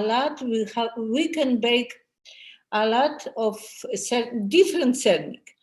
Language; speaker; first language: English; non-native, learner; Polish